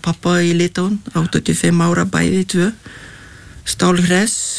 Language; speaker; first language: Icelandic; non-native, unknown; Lithuanian